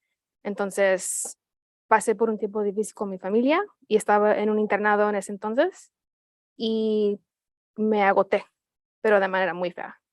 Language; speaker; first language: Spanish; early bilingual, heritage; Spanish